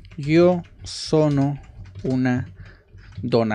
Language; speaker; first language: Italian; non-native, learner; Spanish